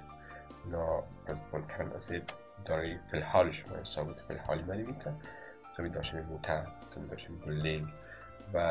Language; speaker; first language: Persian; native; Persian